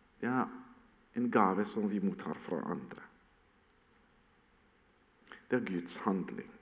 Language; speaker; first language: Norwegian; non-native, fluent; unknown